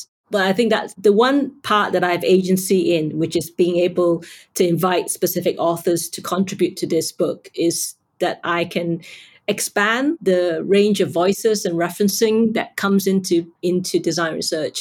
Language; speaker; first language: English; non-native, local second language; Cantonese